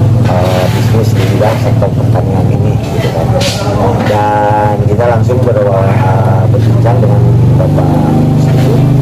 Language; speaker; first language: Indonesian; native; Indonesian